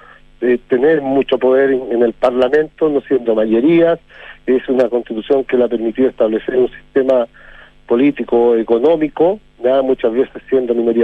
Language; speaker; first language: Spanish; native; Spanish